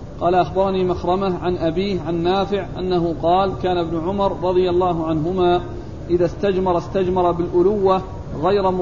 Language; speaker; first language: Arabic; native; Arabic